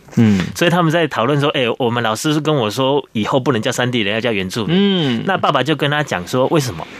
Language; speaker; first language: Chinese; native; Chinese